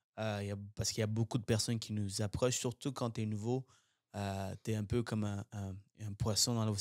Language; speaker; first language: French; native; French